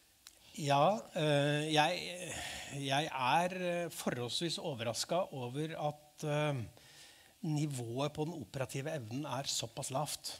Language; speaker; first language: Norwegian; native; Norwegian